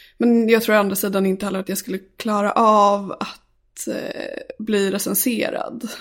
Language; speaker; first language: Swedish; native; Swedish